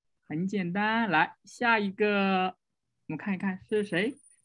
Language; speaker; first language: Chinese; native; Chinese